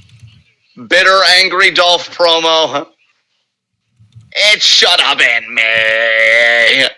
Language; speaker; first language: English; native; English